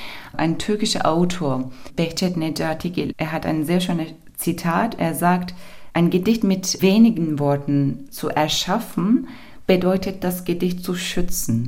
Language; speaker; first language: German; non-native, fluent; Turkish